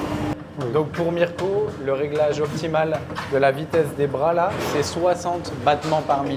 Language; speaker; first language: French; native; French